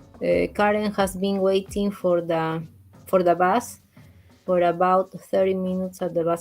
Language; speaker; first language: English; non-native, learner; Spanish